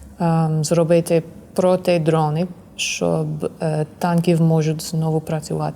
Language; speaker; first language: Ukrainian; non-native, learner; English